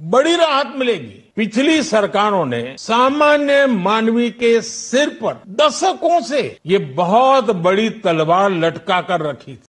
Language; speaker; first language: Hindi; non-native, local second language; Gujarati